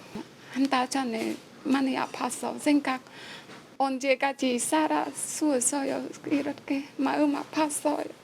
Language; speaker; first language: Korean; non-native, learner; Khmer